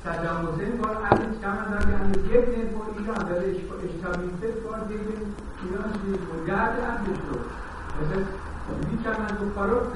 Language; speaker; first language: German; non-native, learner; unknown